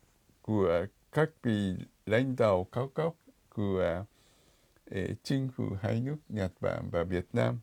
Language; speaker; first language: Vietnamese; non-native, fluent; Japanese